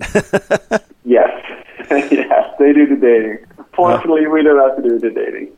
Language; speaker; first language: English; non-native, fluent; Dutch